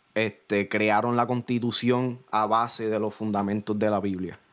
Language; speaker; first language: Spanish; early bilingual, heritage; Spanish